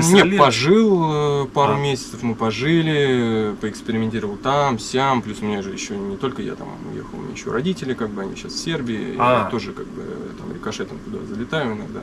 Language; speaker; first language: Russian; native; Russian